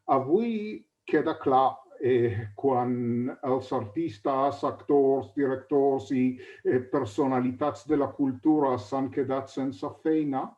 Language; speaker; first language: Catalan; non-native, fluent; Hebrew